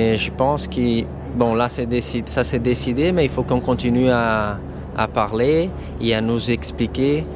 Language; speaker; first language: French; non-native, fluent; Portuguese